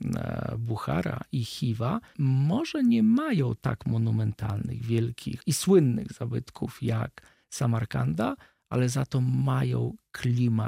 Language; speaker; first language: Polish; native; Polish